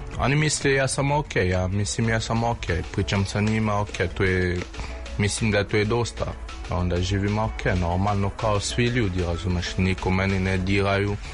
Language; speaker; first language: Serbian; non-native, learner; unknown